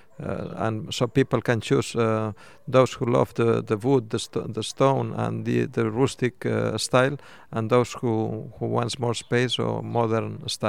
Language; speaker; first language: English; non-native, fluent; Spanish